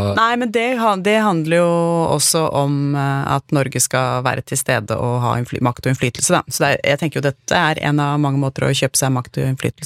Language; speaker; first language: Norwegian; native; Norwegian